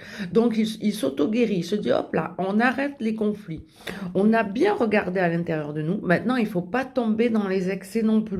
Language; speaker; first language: French; native; French